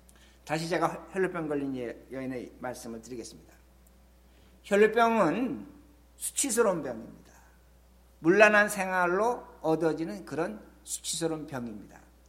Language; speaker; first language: Korean; native; Korean